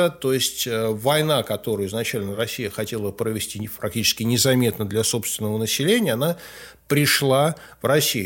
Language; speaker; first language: Russian; native; Russian